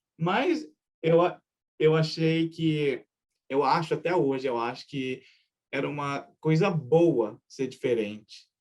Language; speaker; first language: Portuguese; early bilingual, other home language; Japanese